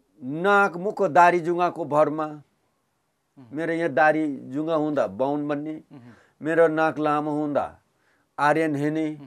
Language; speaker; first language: Nepali; non-native, local second language; Limbu